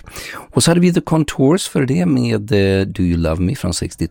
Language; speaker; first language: Swedish; native; Swedish